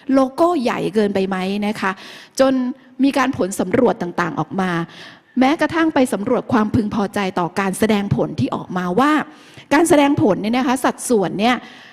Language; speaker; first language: Thai; native; Thai